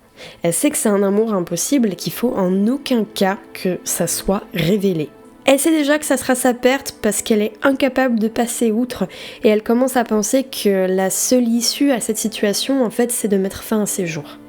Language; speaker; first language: French; native; French